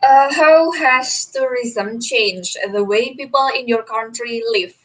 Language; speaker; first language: English; non-native, fluent; Indonesian